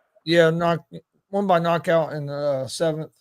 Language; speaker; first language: English; native; English